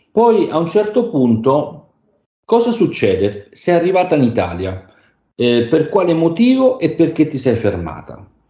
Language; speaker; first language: Italian; native; Italian